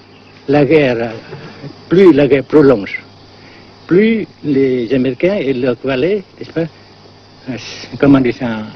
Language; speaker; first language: French; non-native, local second language; Vietnamese